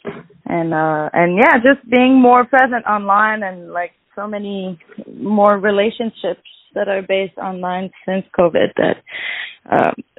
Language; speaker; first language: English; non-native, fluent; French